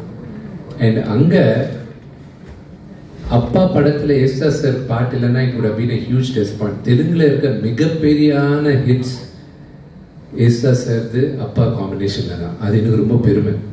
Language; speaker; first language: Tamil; non-native, local second language; Telugu